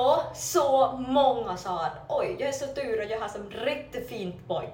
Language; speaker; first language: Swedish; non-native, learner; Vietnamese